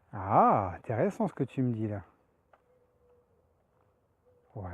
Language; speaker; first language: French; native; French